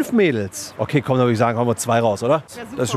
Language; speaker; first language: German; native; German